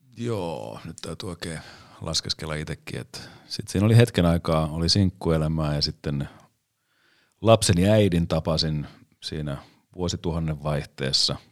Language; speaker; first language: Finnish; native; Finnish